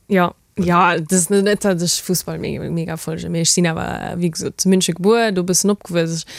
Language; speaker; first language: Luxembourgish; early bilingual, heritage; Luxembourgish